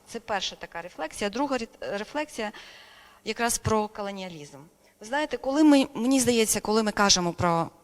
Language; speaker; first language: Ukrainian; non-native, local second language; Crimean Tatar